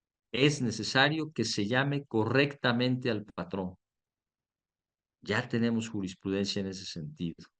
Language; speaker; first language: Spanish; native; Spanish